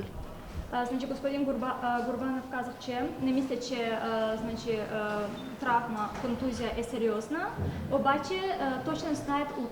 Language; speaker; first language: Bulgarian; non-native, learner; Azerbaijani